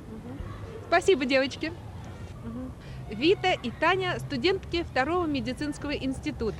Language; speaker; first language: Russian; native; Russian